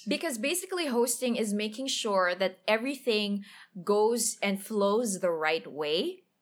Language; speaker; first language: English; non-native, local second language; Filipino